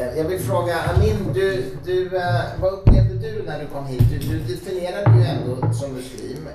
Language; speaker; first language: Swedish; native; Swedish